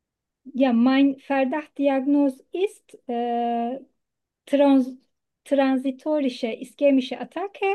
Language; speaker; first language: German; non-native, learner; Turkish